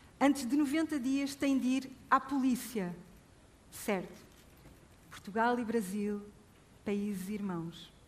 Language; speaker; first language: Portuguese; native; Portuguese